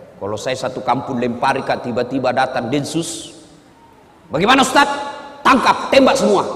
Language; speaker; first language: Indonesian; non-native, local second language; Buginese